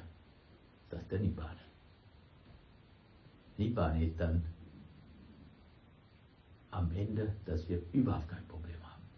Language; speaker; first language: German; non-native, fluent; Sinhala